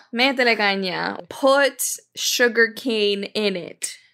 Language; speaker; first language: English; early bilingual, other home language; Spanish